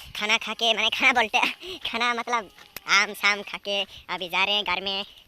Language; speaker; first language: Hindi; non-native, local second language; Kok Borok